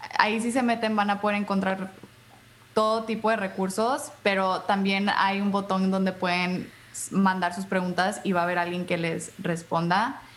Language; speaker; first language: Spanish; native; Spanish